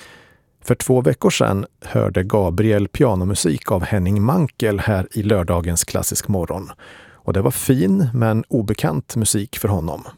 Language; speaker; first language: Swedish; native; Swedish